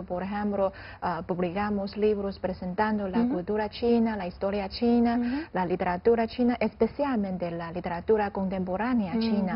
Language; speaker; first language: Spanish; non-native, fluent; Chinese